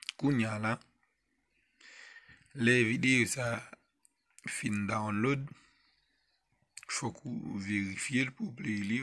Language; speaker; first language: French; non-native, learner; Haitian Creole